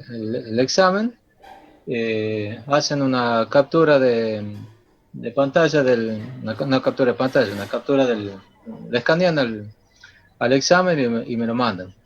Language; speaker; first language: Spanish; native; Spanish